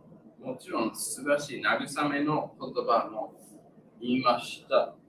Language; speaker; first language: Japanese; non-native, learner; English